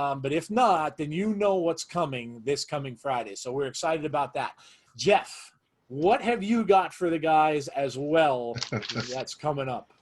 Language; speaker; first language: English; native; English